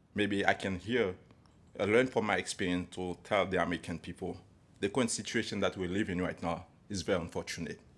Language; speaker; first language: English; non-native, fluent; Haitian Creole